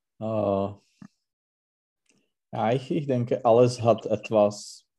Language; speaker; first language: German; non-native, learner; Czech